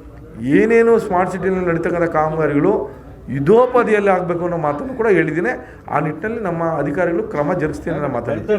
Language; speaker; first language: Kannada; native; Kannada